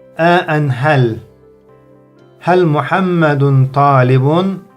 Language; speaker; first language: Arabic; non-native, fluent; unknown